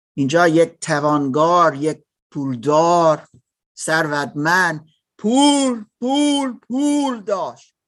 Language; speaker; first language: Persian; non-native, learner; German